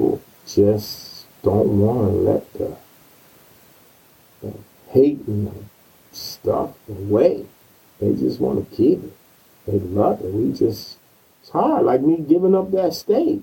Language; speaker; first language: English; native; English